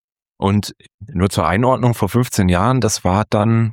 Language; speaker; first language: German; native; German